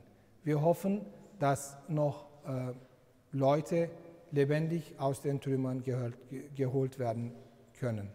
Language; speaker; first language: German; non-native, fluent; Turkish